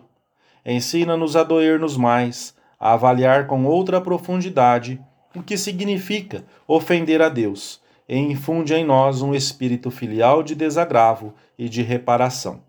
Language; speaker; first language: Portuguese; native; Portuguese